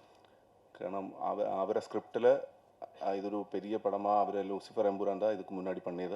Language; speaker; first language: Tamil; non-native, learner; Malayalam